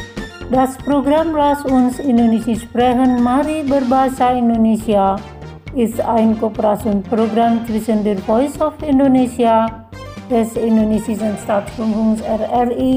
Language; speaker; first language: German; non-native, fluent; Indonesian